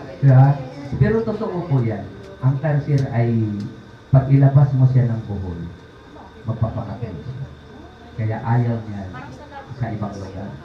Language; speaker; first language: Filipino; non-native, local second language; Cebuano